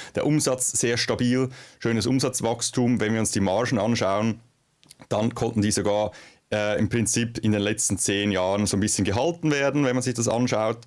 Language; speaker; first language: German; native; German